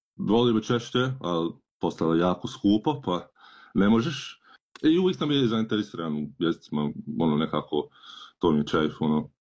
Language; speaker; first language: Serbian; early bilingual, heritage; Croatian